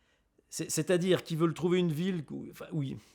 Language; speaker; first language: French; native; French